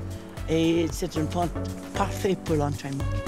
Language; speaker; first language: French; non-native, fluent; English